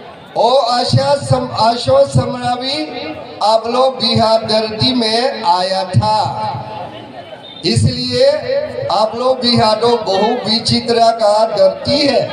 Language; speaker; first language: Hindi; non-native, learner; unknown